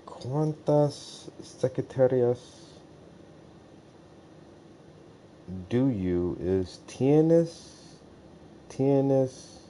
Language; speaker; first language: Spanish; non-native, learner; English